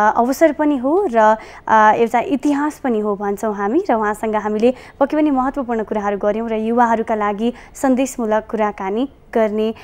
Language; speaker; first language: Nepali; native; Nepali